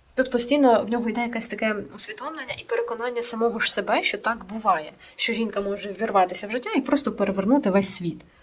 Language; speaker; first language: Ukrainian; non-native, local second language; Russian